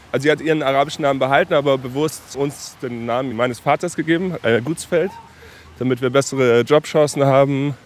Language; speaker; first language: German; native; German